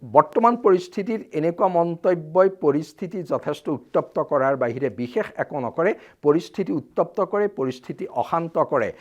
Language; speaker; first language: Assamese; native; Assamese